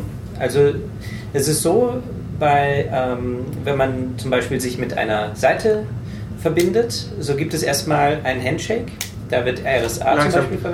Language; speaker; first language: German; native; German